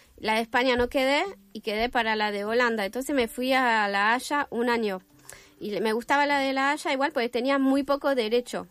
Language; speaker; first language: Spanish; non-native, fluent; French